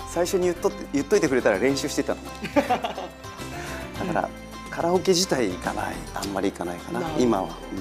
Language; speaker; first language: Japanese; native; Japanese